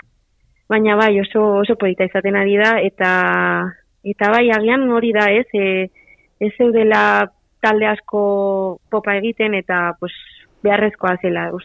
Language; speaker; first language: Basque; non-native, local second language; Spanish